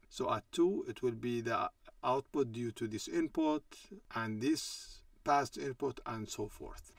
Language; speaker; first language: English; non-native, fluent; Arabic